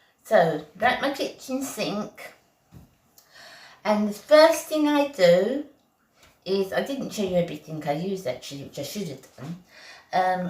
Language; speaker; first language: English; native; English